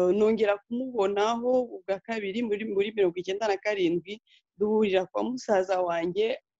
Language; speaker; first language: Kinyarwanda; early bilingual, heritage; Kinyarwanda